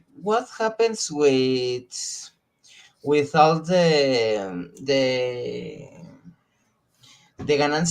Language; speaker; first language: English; non-native, learner; Spanish